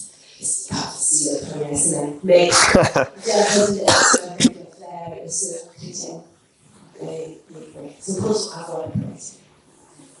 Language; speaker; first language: French; non-native, learner; English